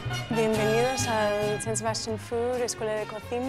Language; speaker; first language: Spanish; non-native, fluent; English